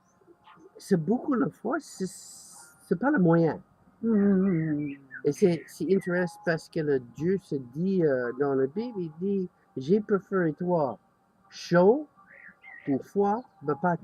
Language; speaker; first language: French; non-native, learner; English